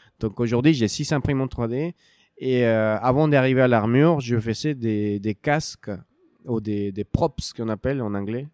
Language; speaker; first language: French; non-native, fluent; Spanish